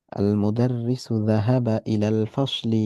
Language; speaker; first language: Arabic; non-native, fluent; Bangla